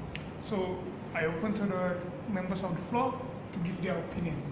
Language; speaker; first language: English; non-native, local second language; Malay